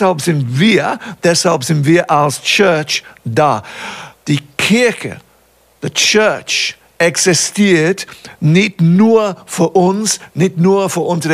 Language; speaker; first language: German; non-native, fluent; English